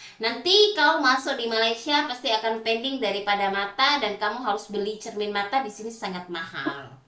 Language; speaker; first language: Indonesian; native; Indonesian